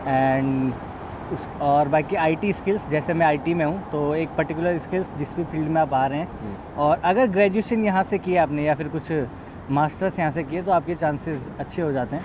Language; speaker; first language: Hindi; native; Hindi